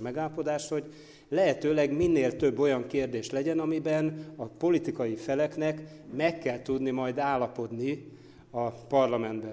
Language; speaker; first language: Hungarian; native; Hungarian